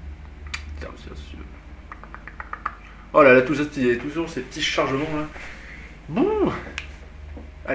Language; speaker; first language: French; native; French